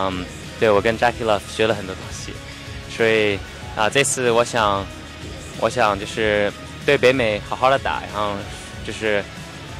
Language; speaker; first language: Chinese; early bilingual, heritage; Chinese